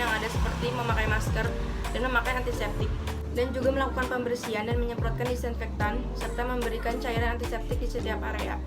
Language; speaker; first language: Indonesian; native; Indonesian